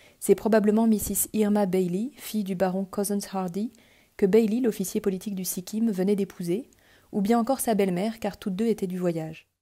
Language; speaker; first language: French; native; French